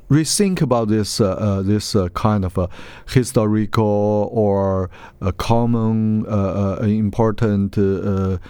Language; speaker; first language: English; non-native, learner; Chinese